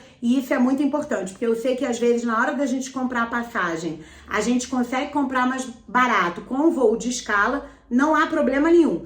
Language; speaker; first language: Portuguese; native; Portuguese